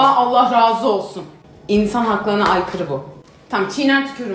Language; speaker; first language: Turkish; native; Turkish